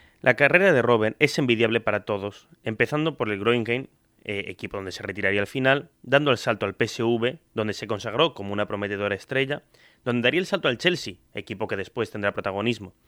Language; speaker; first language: Spanish; native; Spanish